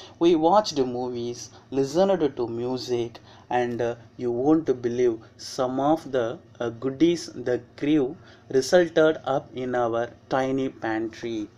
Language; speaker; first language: English; non-native, local second language; Tamil